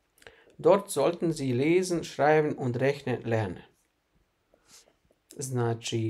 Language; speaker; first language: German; non-native, fluent; Bosnian